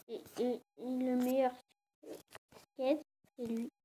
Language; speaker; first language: French; native; French